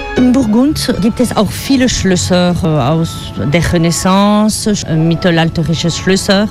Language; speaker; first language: German; non-native, learner; French